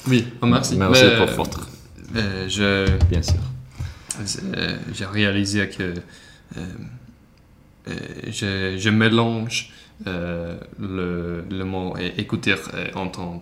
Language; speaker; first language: French; non-native, learner; Swedish